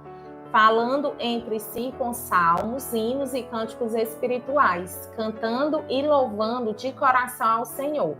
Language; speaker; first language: Portuguese; native; Portuguese